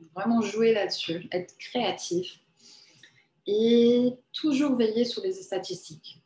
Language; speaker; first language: French; non-native, fluent; Portuguese